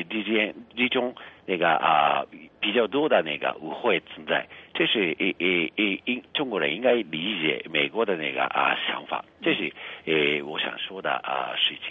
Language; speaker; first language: Chinese; non-native, fluent; Japanese